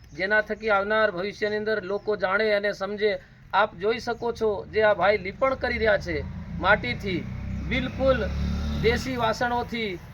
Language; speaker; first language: Gujarati; native; Gujarati